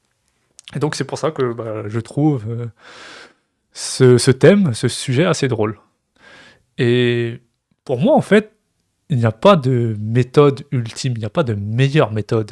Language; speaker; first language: French; native; French